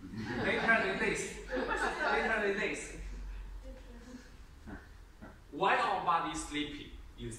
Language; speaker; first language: English; non-native, learner; Chinese